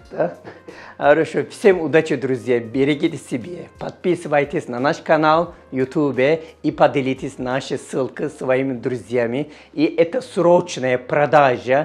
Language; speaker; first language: Russian; non-native, learner; Turkish